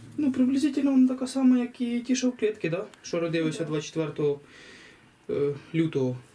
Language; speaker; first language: Ukrainian; native; Ukrainian